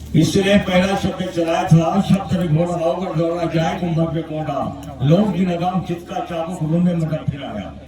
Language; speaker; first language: Hindi; non-native, local second language; Marathi